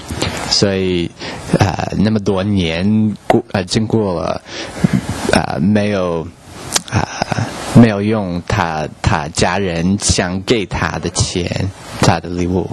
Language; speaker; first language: Chinese; non-native, learner; English